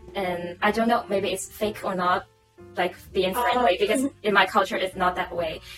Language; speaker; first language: English; non-native, local second language; Cantonese